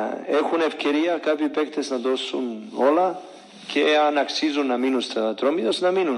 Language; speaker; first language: Greek; non-native, fluent; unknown